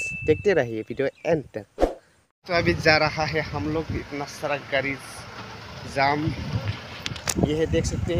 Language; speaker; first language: Hindi; non-native, local second language; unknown